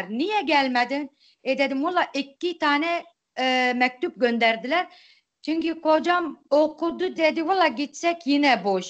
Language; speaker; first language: Turkish; non-native, local second language; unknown